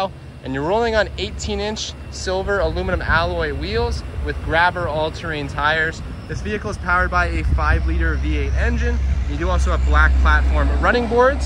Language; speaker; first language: English; native; English